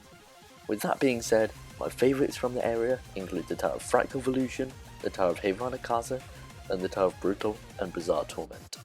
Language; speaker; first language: English; native; English